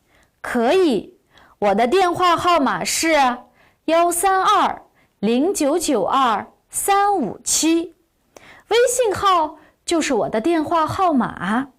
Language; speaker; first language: Chinese; non-native, local second language; Uyghur